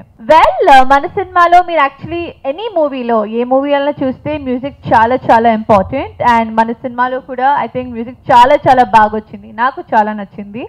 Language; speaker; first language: Telugu; non-native, fluent; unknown